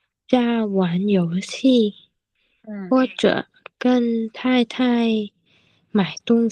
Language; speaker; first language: Chinese; non-native, learner; Vietnamese